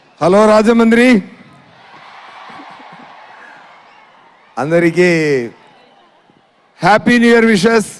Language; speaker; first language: Telugu; non-native, learner; Tamil